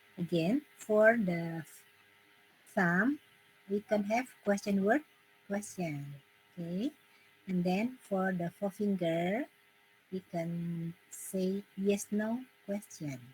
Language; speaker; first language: English; non-native, fluent; Indonesian